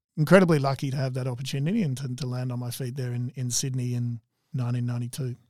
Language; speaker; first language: English; native; English